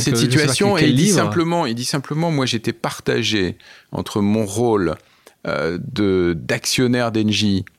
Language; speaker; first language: French; native; French